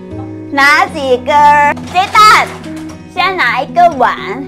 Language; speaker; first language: Chinese; non-native, learner; Thai